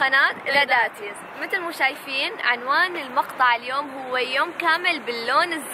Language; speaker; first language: Arabic; native; Arabic